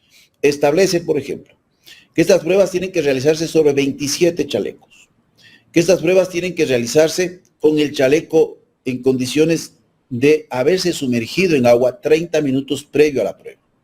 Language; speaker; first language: Spanish; native; Spanish